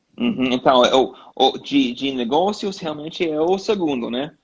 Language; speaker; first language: Portuguese; non-native, learner; English